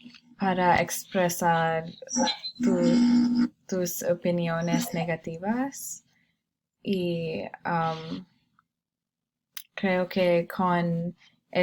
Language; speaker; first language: Spanish; non-native, learner; English